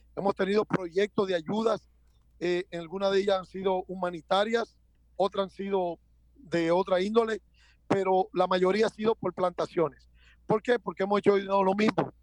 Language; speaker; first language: Spanish; native; Spanish